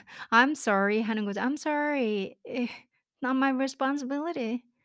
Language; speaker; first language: English; non-native, fluent; Korean